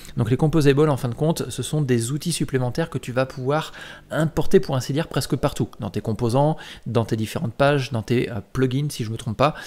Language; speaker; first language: French; native; French